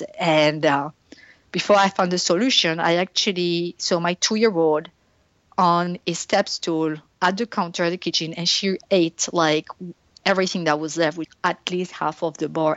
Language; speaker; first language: English; non-native, fluent; French